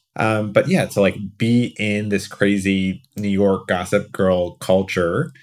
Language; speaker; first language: English; native; English